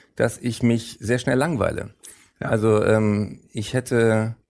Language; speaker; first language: German; native; German